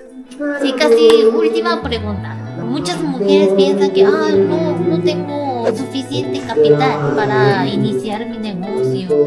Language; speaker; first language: Spanish; non-native, learner; Korean